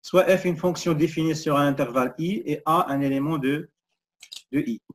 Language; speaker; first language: French; non-native, local second language; Arabic